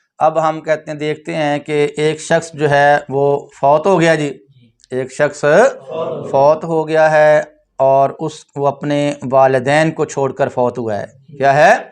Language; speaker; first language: Urdu; non-native, local second language; Punjabi